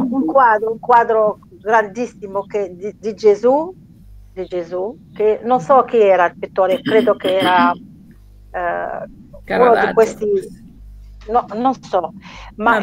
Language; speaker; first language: Italian; non-native, learner; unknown